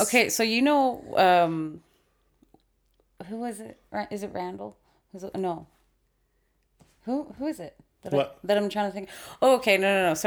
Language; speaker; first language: English; native; English